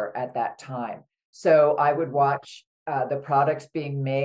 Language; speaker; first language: English; native; English